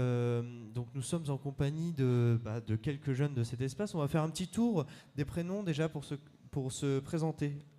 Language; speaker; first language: French; native; French